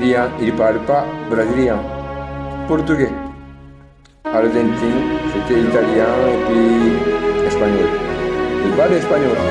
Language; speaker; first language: French; non-native, learner; Japanese